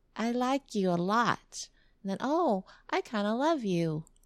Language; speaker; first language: English; early bilingual, other home language; Vietnamese